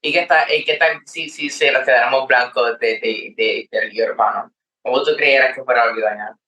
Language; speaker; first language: Spanish; early bilingual, heritage; Spanish